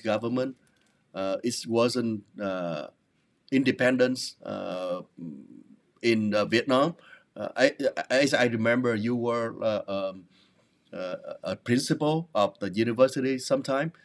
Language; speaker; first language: English; non-native, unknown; Vietnamese